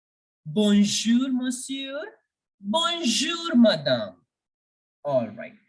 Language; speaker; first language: French; non-native, fluent; Hindi